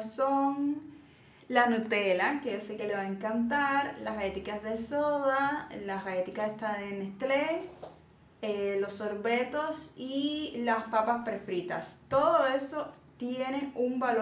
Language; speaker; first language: Spanish; native; Spanish